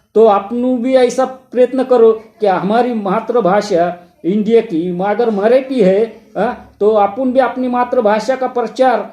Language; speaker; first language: Hindi; non-native, local second language; Marathi